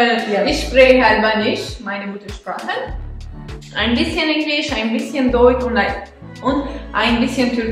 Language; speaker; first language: German; non-native, learner; Albanian